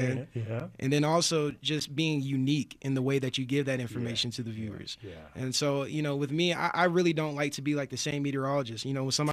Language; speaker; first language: English; native; English